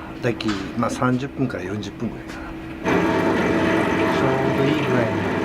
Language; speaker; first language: Japanese; native; Japanese